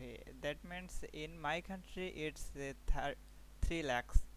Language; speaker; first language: English; non-native, learner; Bangla